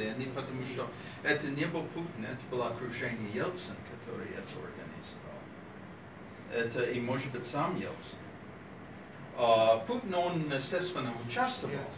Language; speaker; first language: Russian; non-native, fluent; English